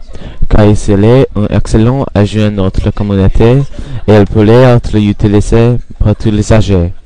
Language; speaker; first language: French; non-native, learner; English